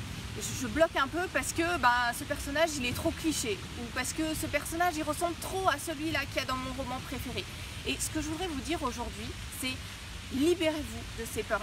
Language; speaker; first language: French; native; French